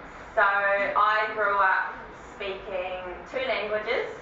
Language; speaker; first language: English; early bilingual, other home language; Cantonese